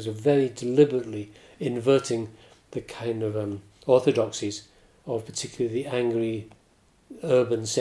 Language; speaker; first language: English; native; English